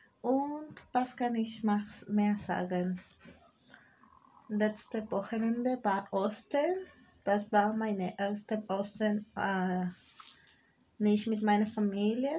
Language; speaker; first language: German; non-native, learner; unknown